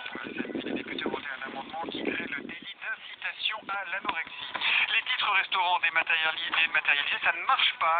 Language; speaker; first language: French; native; French